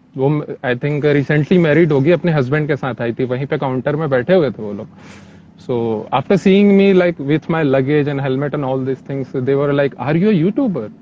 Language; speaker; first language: Hindi; native; Hindi